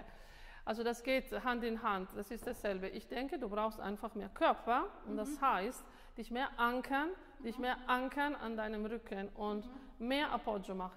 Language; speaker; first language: German; non-native, fluent; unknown